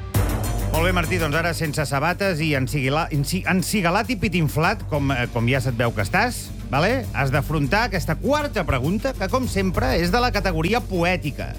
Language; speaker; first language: Catalan; native; Catalan